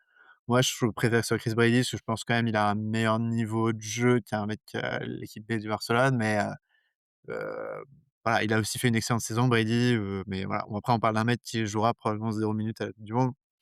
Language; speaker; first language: French; native; French